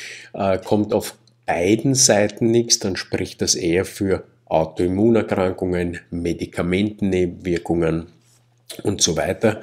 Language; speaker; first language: German; native; German